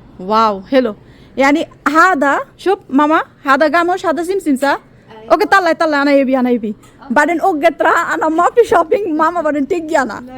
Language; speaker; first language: Arabic; non-native, learner; Bangla